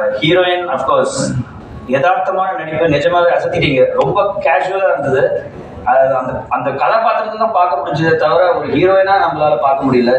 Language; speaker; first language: Tamil; native; Tamil